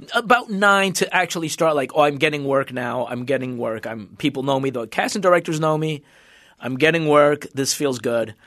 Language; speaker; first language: English; native; English